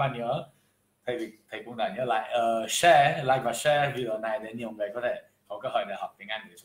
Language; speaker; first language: Vietnamese; non-native, fluent; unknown